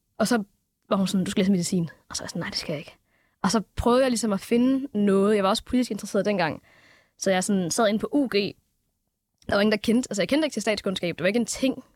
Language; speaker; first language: Danish; early bilingual, other home language; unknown